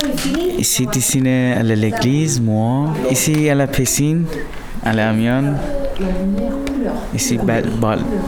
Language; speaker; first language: French; non-native, learner; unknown